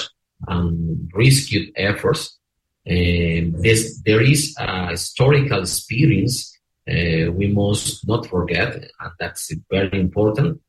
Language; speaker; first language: English; non-native, learner; Spanish